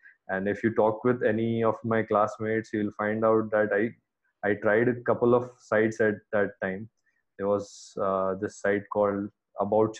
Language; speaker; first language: English; non-native, local second language; Hindi